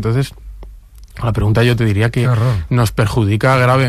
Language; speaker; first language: Spanish; native; Spanish